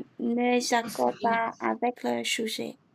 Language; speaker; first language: French; non-native, learner; English